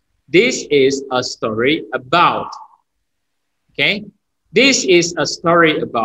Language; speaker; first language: English; non-native, fluent; Indonesian